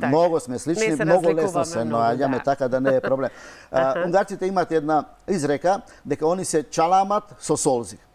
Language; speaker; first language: Macedonian; non-native, fluent; Hungarian